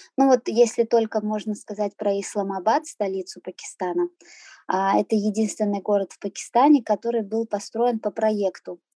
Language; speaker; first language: Russian; native; Russian